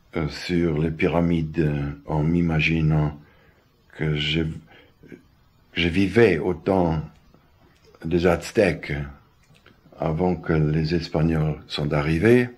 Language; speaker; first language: French; non-native, fluent; German